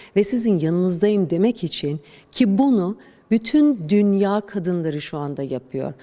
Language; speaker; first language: Turkish; non-native, fluent; Persian